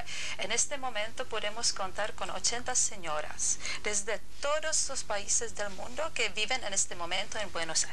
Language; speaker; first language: Spanish; non-native, learner; Czech